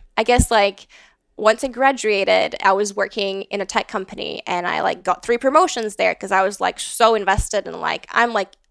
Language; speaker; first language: English; non-native, fluent; Latvian